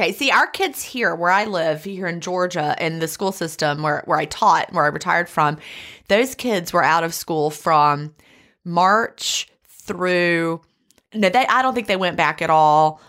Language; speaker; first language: English; native; English